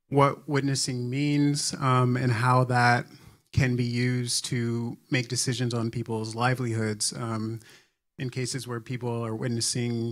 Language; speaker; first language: English; native; English